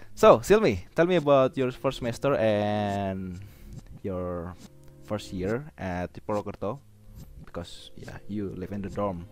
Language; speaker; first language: English; non-native, learner; Indonesian